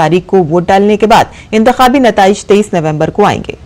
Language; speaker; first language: Hindi; native; Hindi